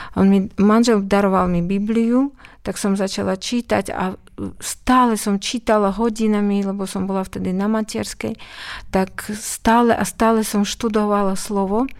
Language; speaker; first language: Slovak; non-native, fluent; Russian